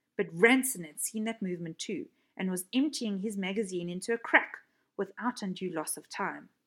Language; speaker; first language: English; native; English